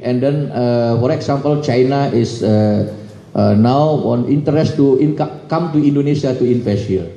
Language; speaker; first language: English; non-native, learner; Indonesian